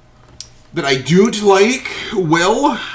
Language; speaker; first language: English; native; English